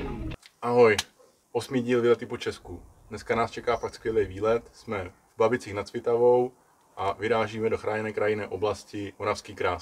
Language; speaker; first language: Czech; native; Czech